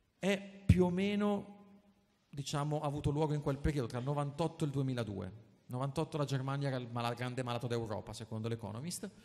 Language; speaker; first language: Italian; native; Italian